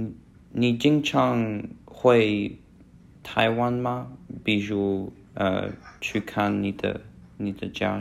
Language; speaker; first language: Chinese; non-native, learner; English